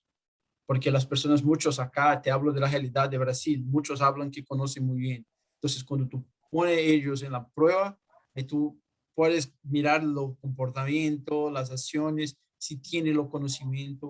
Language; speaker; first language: Spanish; non-native, fluent; Portuguese